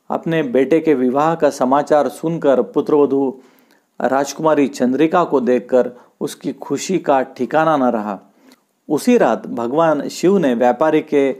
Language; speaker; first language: Hindi; non-native, local second language; Marathi